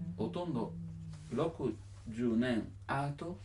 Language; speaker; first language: Japanese; non-native, learner; Italian